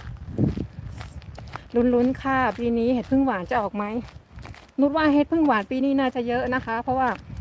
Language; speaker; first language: Thai; native; Thai